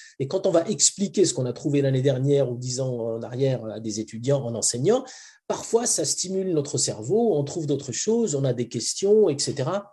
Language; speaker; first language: French; non-native, local second language; Arabic